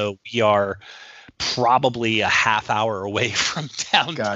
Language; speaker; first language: English; native; English